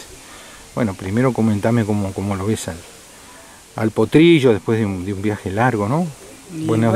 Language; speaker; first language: Spanish; native; Spanish